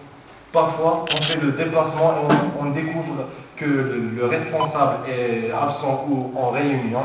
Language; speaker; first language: French; non-native, local second language; Arabic